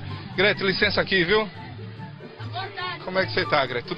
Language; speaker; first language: Portuguese; native; Portuguese